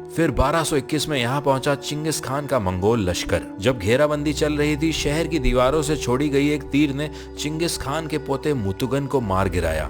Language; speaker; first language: Hindi; native; Hindi